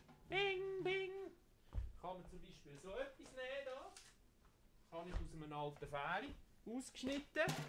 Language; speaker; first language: German; native; German